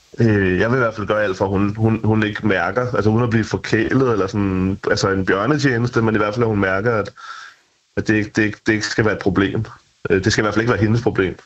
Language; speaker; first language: Danish; native; Danish